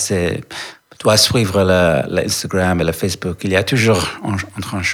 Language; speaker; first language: French; non-native, learner; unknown